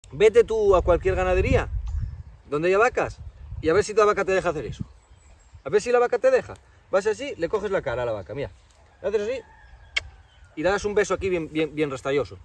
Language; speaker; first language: Spanish; native; Spanish